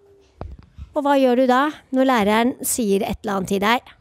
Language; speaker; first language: Norwegian; native; Norwegian